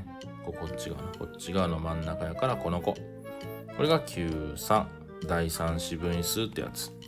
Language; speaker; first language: Japanese; native; Japanese